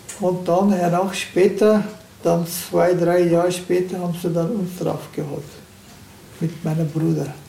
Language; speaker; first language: German; non-native, learner; Turkish